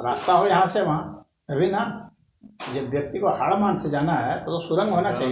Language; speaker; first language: Hindi; native; Hindi